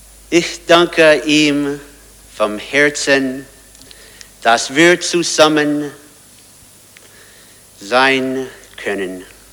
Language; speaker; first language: German; non-native, learner; English